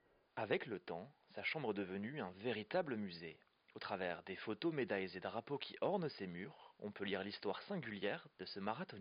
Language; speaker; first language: French; native; French